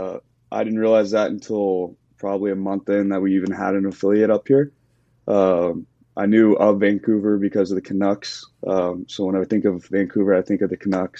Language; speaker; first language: English; native; English